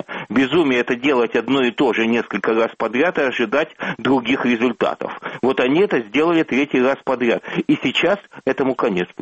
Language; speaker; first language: Russian; native; Russian